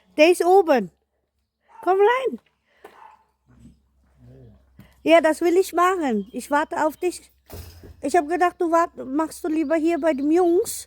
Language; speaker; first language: German; non-native, fluent; Filipino